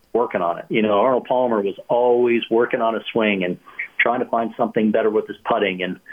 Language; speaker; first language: English; native; English